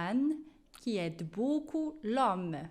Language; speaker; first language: French; non-native, local second language; Arabic